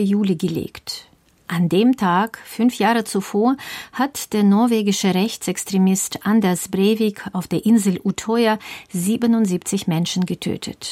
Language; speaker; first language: German; native; German